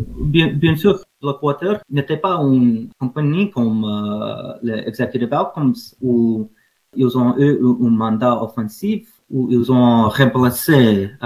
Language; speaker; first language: French; non-native, learner; English